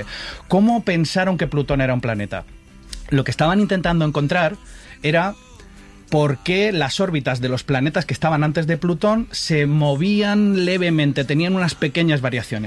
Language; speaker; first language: Spanish; native; Spanish